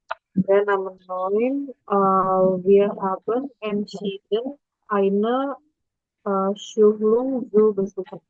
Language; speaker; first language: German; non-native, learner; Indonesian